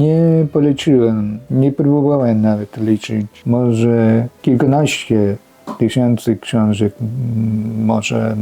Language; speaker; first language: Polish; non-native, fluent; Japanese